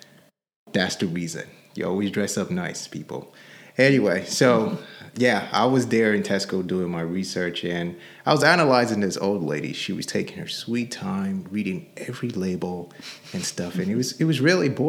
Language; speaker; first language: English; non-native, local second language; Yoruba